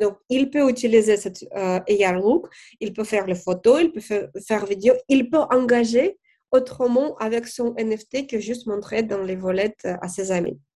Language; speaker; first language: French; non-native, fluent; Russian